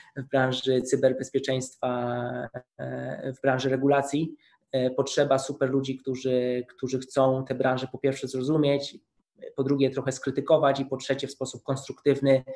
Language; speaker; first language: Polish; native; Polish